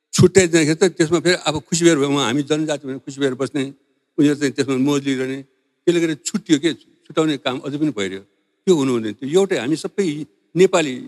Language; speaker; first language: Nepali; non-native, local second language; Newari